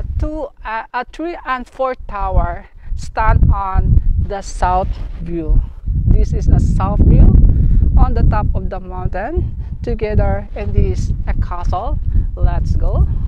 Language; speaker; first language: English; non-native, learner; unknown